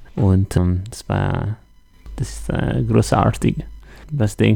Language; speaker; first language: German; non-native, learner; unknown